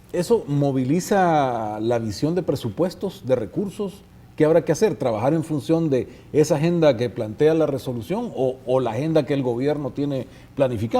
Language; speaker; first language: Spanish; native; Spanish